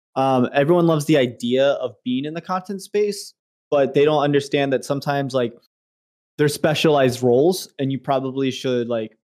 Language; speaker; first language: English; native; English